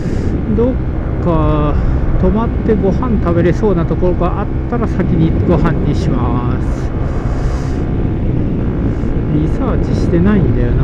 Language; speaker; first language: Japanese; native; Japanese